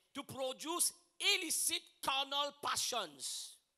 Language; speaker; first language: English; non-native, local second language; Morisyen